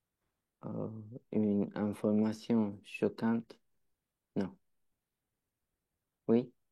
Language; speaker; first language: French; non-native, learner; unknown